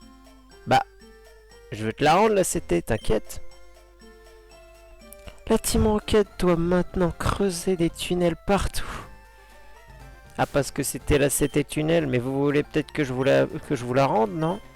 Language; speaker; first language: French; native; French